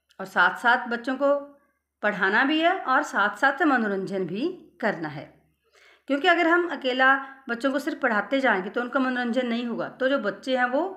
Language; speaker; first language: Hindi; non-native, local second language; Punjabi